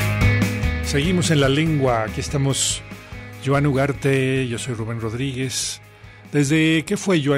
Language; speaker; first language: Spanish; native; Spanish